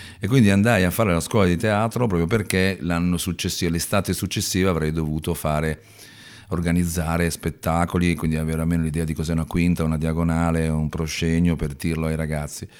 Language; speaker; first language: Italian; native; Italian